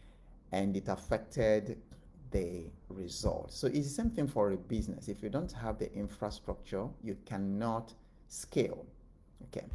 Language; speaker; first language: English; non-native, local second language; Igbo